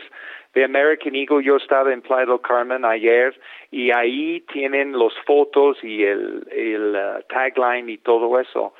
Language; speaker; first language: Spanish; non-native, fluent; English